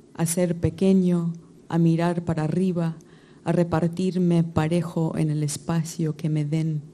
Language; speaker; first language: Spanish; non-native, fluent; English